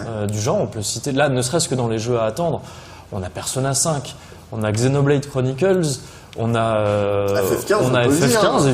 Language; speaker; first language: French; native; French